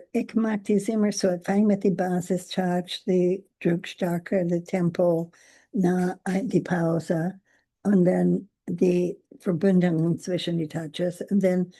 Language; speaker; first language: German; non-native, learner; English